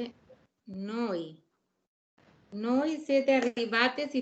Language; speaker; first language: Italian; non-native, learner; Spanish